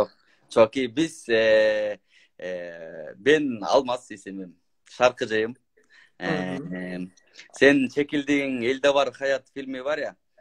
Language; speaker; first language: Turkish; non-native, learner; Kyrgyz